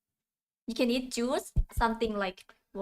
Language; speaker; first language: English; non-native, learner; Thai